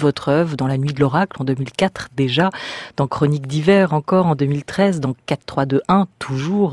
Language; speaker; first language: French; native; French